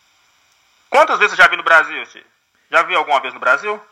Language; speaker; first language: Portuguese; native; Portuguese